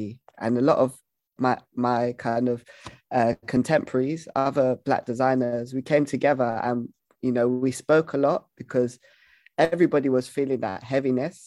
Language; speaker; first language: English; native; English